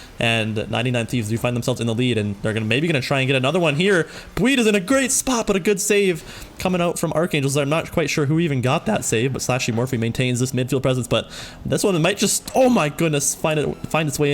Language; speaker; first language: English; native; English